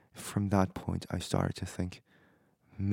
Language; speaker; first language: English; non-native, fluent; Korean